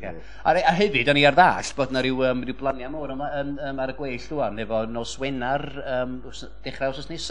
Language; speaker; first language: Welsh; native; Welsh